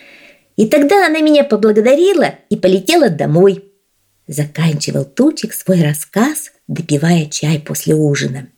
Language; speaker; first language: Russian; native; Russian